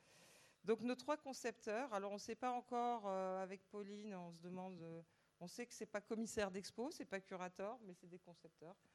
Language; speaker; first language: French; native; French